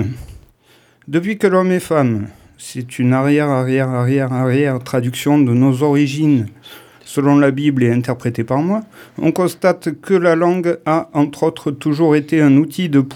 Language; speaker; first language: French; native; French